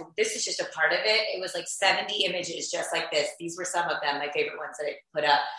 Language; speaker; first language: English; early bilingual, other home language; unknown